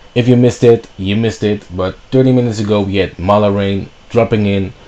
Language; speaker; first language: English; non-native, fluent; Dutch